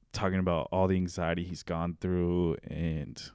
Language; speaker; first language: English; native; English